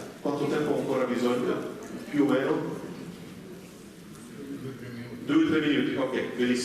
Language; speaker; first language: Italian; non-native, fluent; Dutch